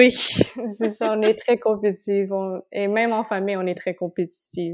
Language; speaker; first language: French; non-native, local second language; Spanish